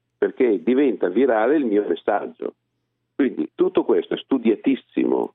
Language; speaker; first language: Italian; native; Italian